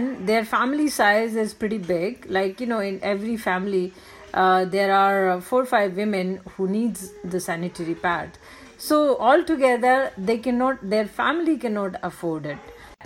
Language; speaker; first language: English; non-native, local second language; Hindi